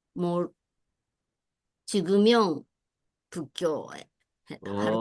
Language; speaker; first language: Korean; non-native, learner; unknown